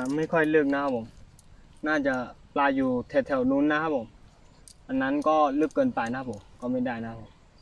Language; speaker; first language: Thai; non-native, local second language; Karen languages